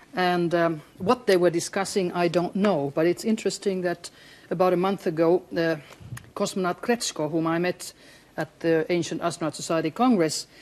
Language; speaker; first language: English; non-native, fluent; Finnish